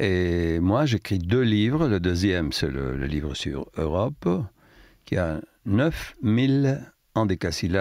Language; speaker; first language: French; non-native, fluent; Italian